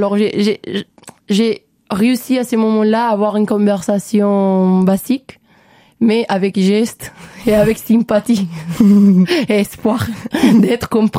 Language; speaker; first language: French; non-native, learner; Spanish